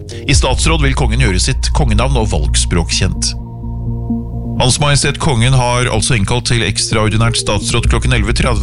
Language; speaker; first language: Norwegian; native; Norwegian